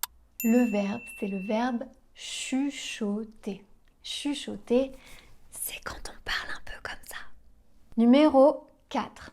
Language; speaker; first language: French; native; French